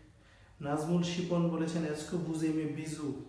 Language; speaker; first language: French; non-native, fluent; Bangla